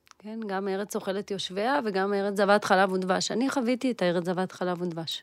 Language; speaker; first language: Hebrew; early bilingual, other home language; Russian